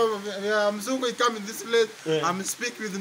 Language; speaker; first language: English; non-native, learner; Swahili